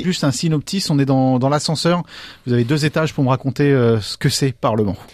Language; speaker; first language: French; native; French